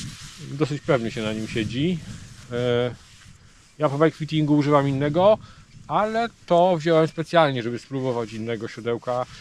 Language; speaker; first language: Polish; native; Polish